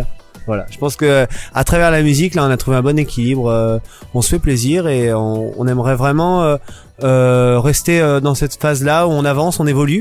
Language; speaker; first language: French; native; French